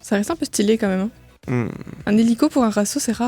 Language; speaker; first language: French; native; French